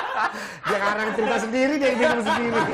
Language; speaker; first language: Indonesian; native; Indonesian